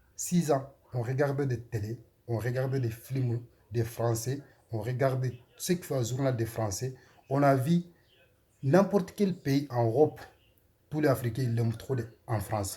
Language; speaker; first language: French; non-native, learner; Soninke